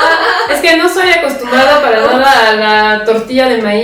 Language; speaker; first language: Spanish; non-native, fluent; French